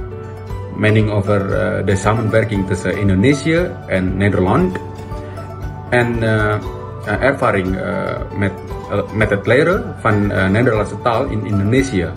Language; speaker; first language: Dutch; non-native, fluent; Indonesian